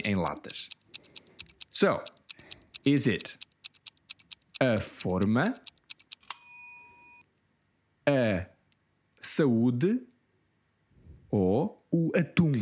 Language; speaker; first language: Portuguese; early bilingual, heritage; Portuguese